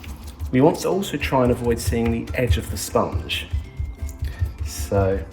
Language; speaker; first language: English; native; English